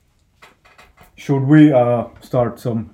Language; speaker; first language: English; non-native, local second language; Hindi